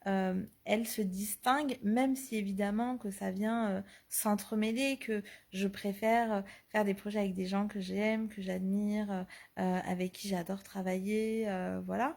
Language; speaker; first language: French; native; French